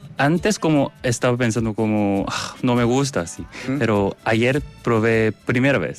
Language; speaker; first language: Spanish; non-native, learner; Korean